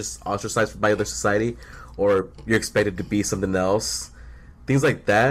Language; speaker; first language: English; early bilingual, other home language; Spanish